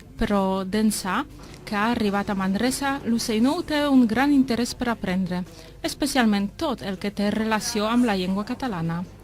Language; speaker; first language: Catalan; native; Catalan